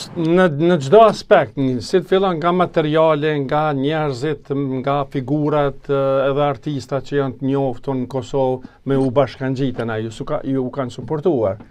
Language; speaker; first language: Albanian; native; Albanian